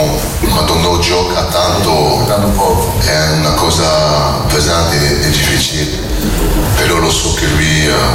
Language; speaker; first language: Italian; non-native, learner; French